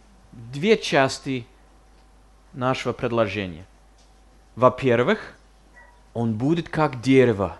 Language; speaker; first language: Russian; non-native, fluent; English